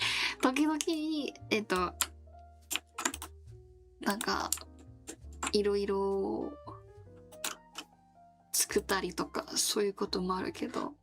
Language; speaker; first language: Japanese; non-native, learner; Korean